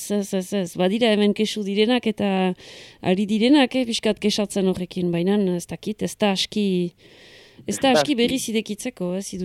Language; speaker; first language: Basque; native; Basque